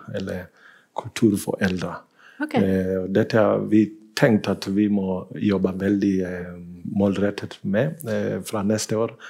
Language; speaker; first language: Norwegian; non-native, fluent; Swahili